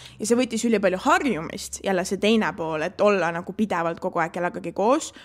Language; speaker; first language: Estonian; native; Estonian